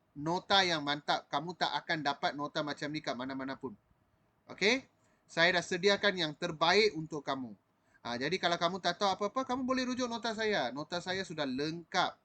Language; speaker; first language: Malay; non-native, local second language; Tamil